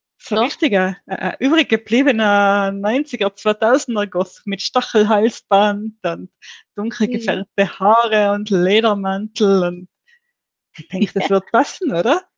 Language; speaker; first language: German; native; German